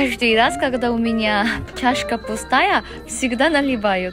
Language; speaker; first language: Russian; non-native, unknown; Korean